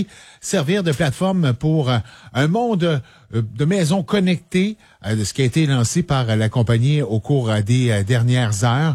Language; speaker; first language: French; native; French